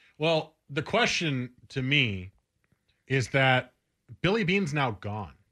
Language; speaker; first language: English; native; English